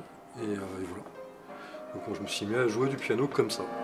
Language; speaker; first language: French; native; French